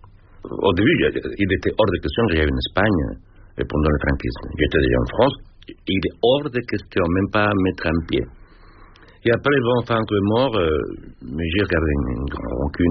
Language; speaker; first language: French; non-native, fluent; Spanish